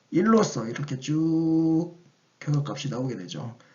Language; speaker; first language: Korean; native; Korean